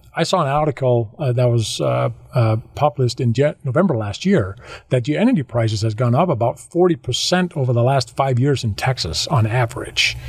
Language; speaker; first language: English; non-native, fluent; Danish